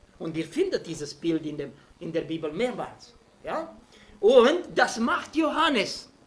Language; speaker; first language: German; non-native, fluent; Romanian